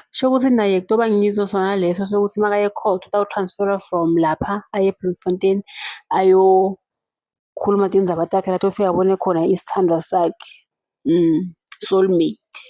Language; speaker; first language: Zulu; non-native, local second language; Swati